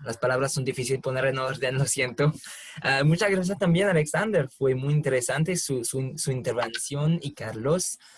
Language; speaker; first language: Spanish; non-native, fluent; French